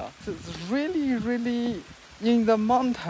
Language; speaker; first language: English; non-native, learner; Chinese